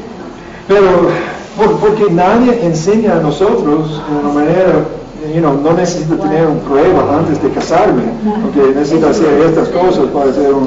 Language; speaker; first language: Spanish; non-native, learner; English